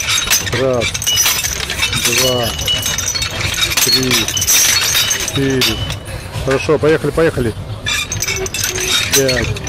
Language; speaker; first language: Russian; native; Russian